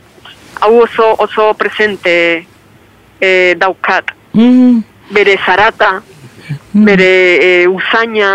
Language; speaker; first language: Basque; non-native, fluent; Spanish